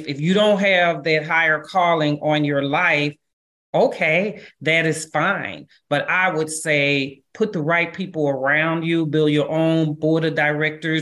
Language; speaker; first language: English; native; English